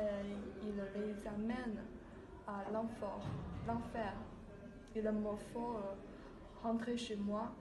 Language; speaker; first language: French; non-native, learner; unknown